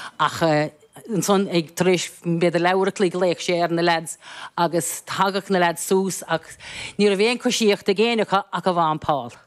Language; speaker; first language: Irish; native; Irish